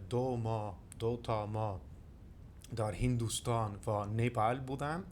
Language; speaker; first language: Persian; non-native, learner; Dutch